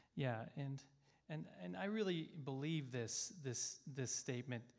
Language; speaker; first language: English; native; English